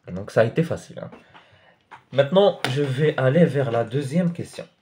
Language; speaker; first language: French; non-native, local second language; Arabic